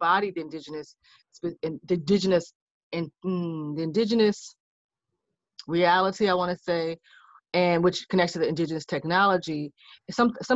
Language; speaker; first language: English; native; English